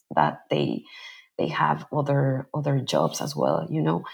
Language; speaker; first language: English; non-native, fluent; Spanish